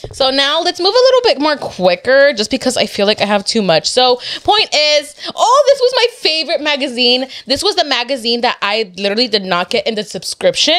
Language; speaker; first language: English; early bilingual, other home language; Spanish